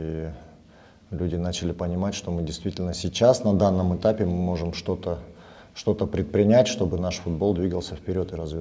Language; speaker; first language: Russian; native; Russian